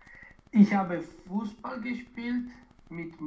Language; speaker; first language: German; non-native, learner; Romanian